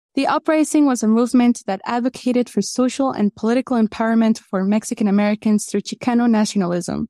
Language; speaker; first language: English; early bilingual, other home language; Spanish